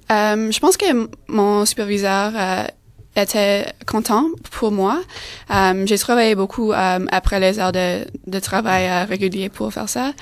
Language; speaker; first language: French; non-native, fluent; English